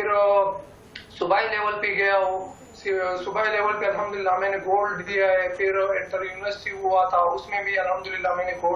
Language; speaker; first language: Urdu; non-native, local second language; Pashto